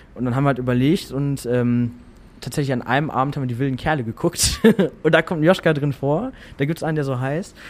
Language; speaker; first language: German; native; German